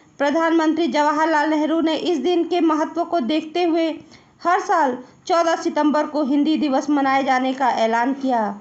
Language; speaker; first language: Hindi; native; Hindi